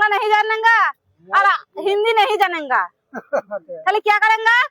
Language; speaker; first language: Hindi; non-native, learner; Bangla